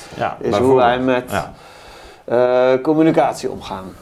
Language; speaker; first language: Dutch; native; Dutch